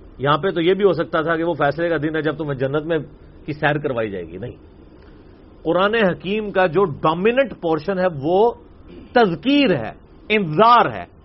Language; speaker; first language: Urdu; non-native, local second language; Punjabi